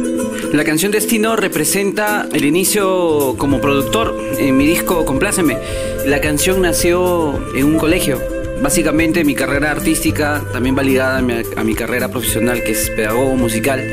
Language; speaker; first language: Spanish; native; Spanish